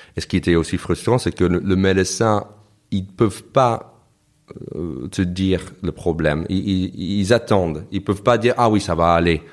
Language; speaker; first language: French; non-native, fluent; English